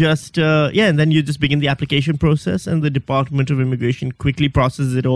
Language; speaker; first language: English; non-native, local second language; Urdu